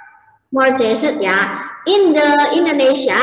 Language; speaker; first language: English; non-native, learner; Indonesian